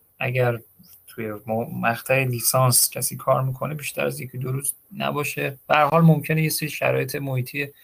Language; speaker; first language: Persian; native; Persian